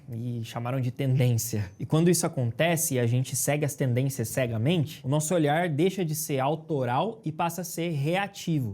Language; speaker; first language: Portuguese; native; Portuguese